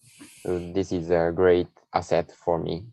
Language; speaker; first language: English; non-native, learner; Japanese